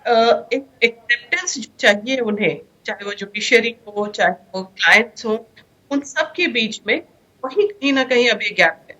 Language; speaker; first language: Hindi; native; Hindi